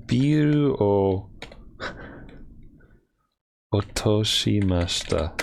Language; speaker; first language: Japanese; non-native, learner; English